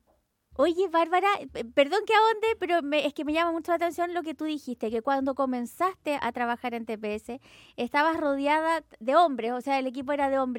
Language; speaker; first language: Spanish; native; Spanish